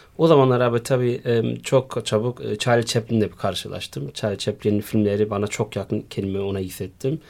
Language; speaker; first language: Turkish; early bilingual, heritage; Turkish